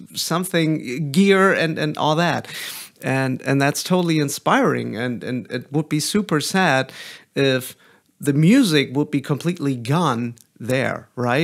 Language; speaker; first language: English; non-native, fluent; German